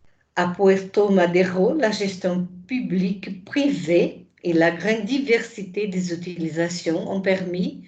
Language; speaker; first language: French; non-native, fluent; Portuguese